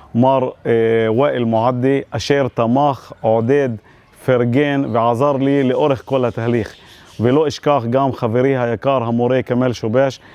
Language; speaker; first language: Hebrew; non-native, local second language; Arabic